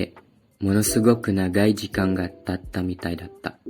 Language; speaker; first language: Japanese; non-native, learner; Indonesian